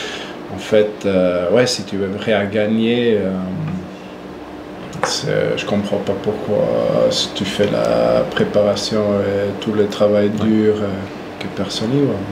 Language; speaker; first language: French; non-native, local second language; German